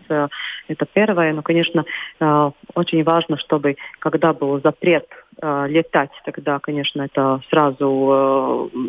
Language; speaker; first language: Russian; non-native, local second language; Latvian